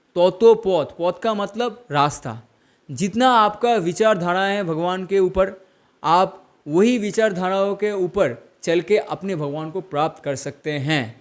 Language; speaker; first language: Hindi; non-native, local second language; Bangla